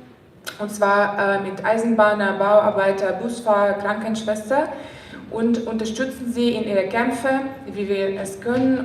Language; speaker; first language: German; non-native, fluent; Ukrainian